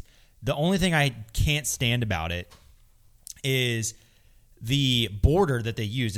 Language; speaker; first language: English; native; English